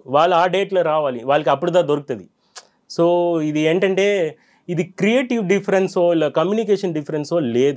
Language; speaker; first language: Telugu; non-native, fluent; Tamil